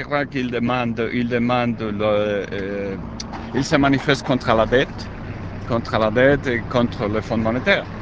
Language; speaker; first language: French; non-native, learner; Spanish